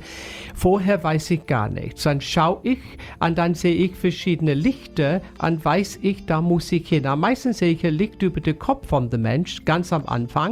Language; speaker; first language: German; non-native, fluent; English